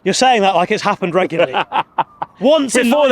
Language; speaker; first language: English; native; English